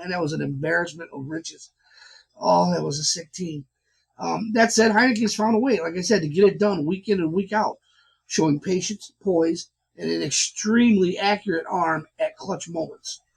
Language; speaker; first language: English; native; English